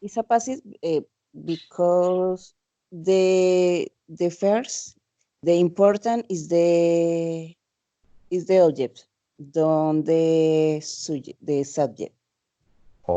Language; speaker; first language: English; non-native, learner; Spanish